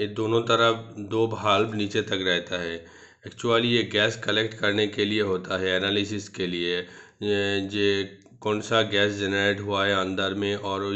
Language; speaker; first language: Hindi; non-native, local second language; Bangla